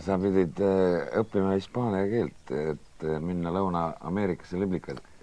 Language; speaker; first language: Estonian; native; Estonian